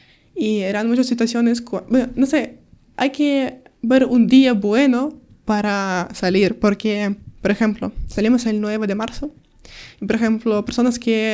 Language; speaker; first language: Spanish; non-native, learner; Ukrainian